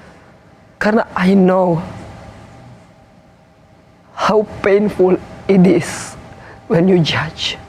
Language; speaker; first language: English; non-native, fluent; Indonesian